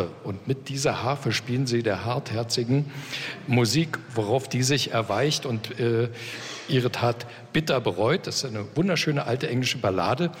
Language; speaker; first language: German; native; German